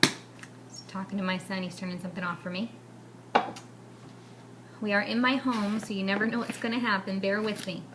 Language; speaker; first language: English; native; English